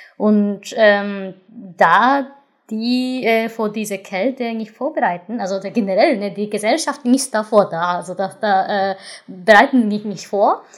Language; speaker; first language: German; non-native, fluent; Japanese